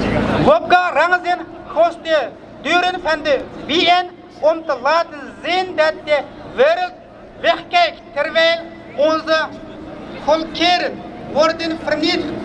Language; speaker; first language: Dutch; non-native, fluent; Uyghur